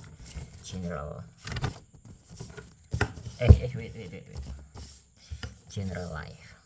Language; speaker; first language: English; non-native, learner; Indonesian